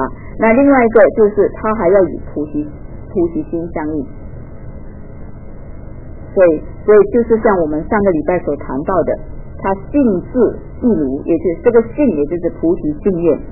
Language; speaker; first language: Chinese; native; Chinese